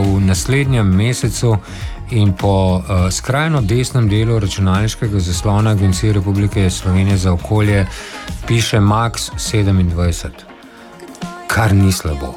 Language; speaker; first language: Slovenian; native; Slovenian